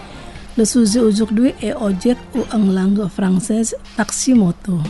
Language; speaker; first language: French; non-native, learner; Indonesian